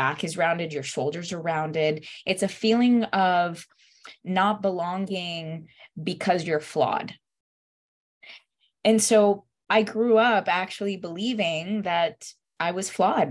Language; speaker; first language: English; early bilingual, other home language; Spanish